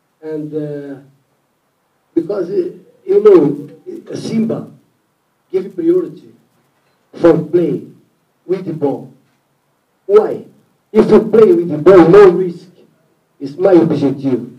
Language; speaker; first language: English; non-native, learner; Portuguese